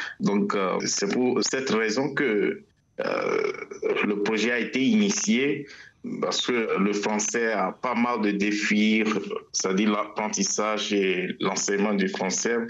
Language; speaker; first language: French; non-native, fluent; Yoruba